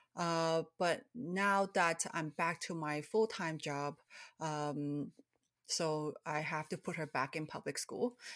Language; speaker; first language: English; early bilingual, other home language; Cantonese